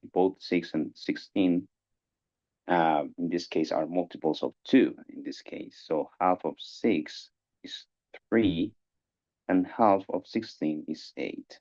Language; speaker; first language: English; non-native, fluent; Spanish